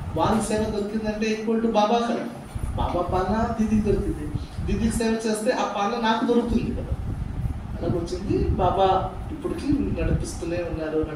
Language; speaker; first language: Telugu; non-native, local second language; Urdu